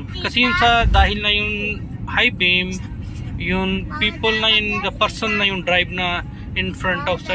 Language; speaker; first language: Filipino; non-native, learner; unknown